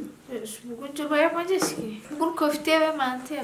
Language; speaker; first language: Turkish; non-native, learner; Indonesian